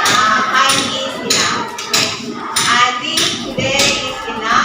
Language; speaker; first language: English; non-native, learner; Indonesian